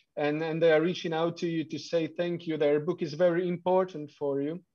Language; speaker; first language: English; non-native, fluent; Slovak